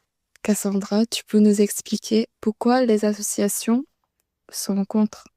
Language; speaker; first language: French; non-native, learner; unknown